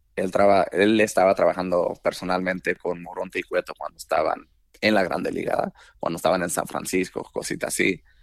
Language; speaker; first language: Spanish; early bilingual, heritage; Spanish